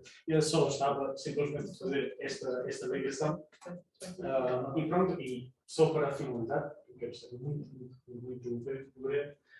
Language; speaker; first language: Portuguese; non-native, fluent; Catalan